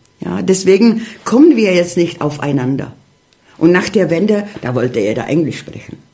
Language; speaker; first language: German; non-native, fluent; Czech